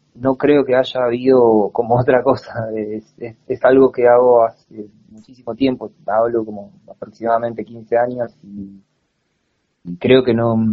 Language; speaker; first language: Spanish; native; Spanish